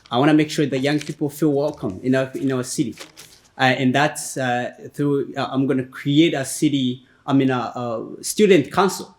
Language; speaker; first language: English; non-native, fluent; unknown